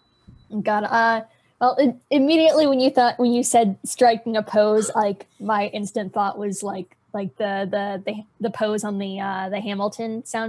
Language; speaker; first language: English; native; English